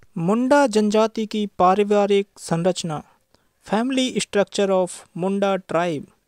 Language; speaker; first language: Hindi; native; Hindi